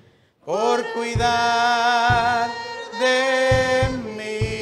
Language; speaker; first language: Spanish; native; Spanish